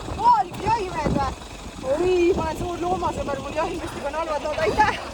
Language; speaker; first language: Estonian; native; Estonian